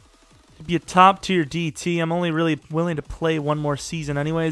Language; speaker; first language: English; native; English